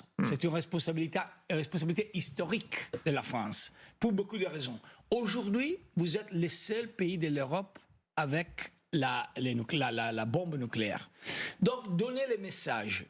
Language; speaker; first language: French; non-native, fluent; Italian